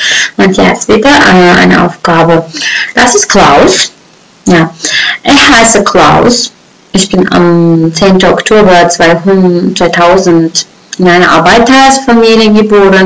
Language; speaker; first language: German; non-native, fluent; Uzbek